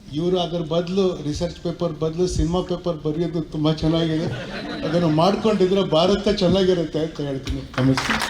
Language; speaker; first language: Kannada; native; Kannada